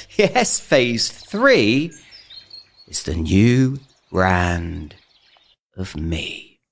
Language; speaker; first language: English; native; English